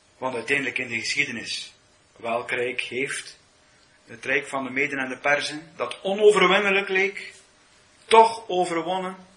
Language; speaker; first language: Dutch; native; Dutch